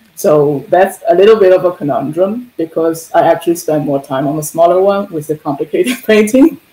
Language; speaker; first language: English; non-native, fluent; Chinese